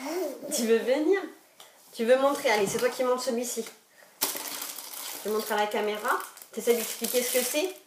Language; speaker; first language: French; native; French